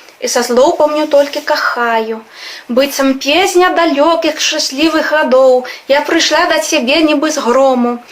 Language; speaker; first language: Belarusian; non-native, fluent; Spanish